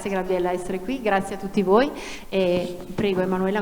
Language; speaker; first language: Italian; native; Italian